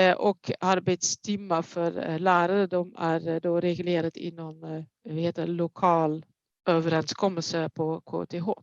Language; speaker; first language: Swedish; non-native, fluent; Dutch